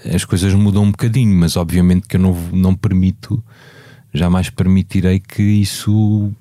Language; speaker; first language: Portuguese; native; Portuguese